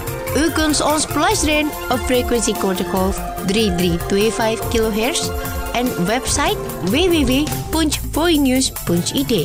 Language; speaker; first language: Dutch; non-native, learner; Indonesian